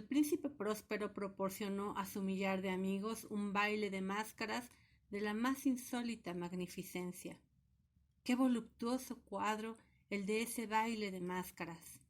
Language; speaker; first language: Spanish; native; Spanish